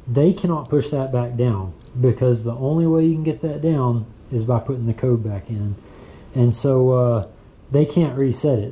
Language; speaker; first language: English; native; English